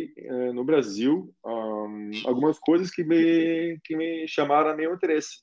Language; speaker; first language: Portuguese; non-native, fluent; German